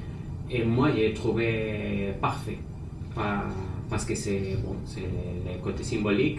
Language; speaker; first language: French; non-native, fluent; Spanish